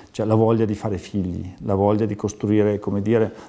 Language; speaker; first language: Italian; native; Italian